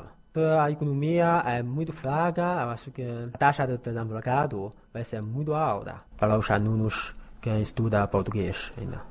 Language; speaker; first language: Portuguese; non-native, learner; Chinese